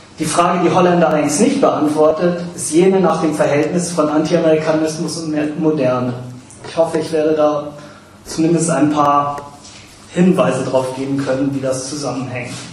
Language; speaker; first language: German; early bilingual, other home language; English